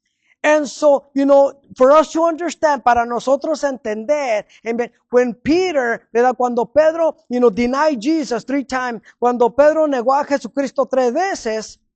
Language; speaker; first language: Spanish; early bilingual, heritage; Spanish